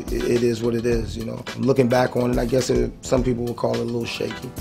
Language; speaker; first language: English; native; English